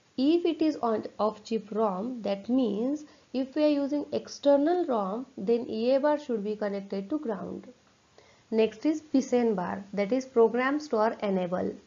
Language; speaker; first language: English; non-native, local second language; Marathi